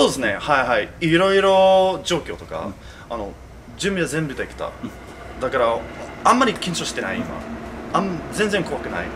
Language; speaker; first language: Japanese; non-native, fluent; English